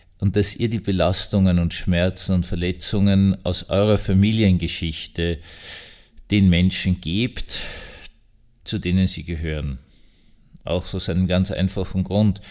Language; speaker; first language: German; native; German